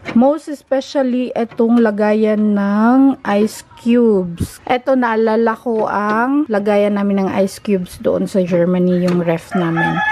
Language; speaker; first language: Filipino; non-native, local second language; Cebuano